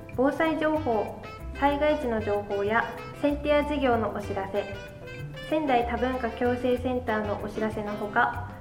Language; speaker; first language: Japanese; native; Japanese